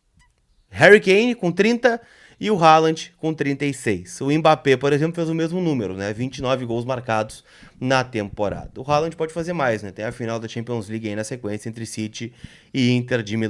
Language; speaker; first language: Portuguese; native; Portuguese